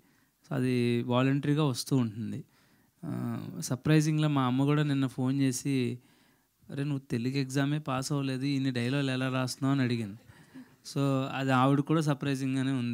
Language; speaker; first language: Telugu; native; Telugu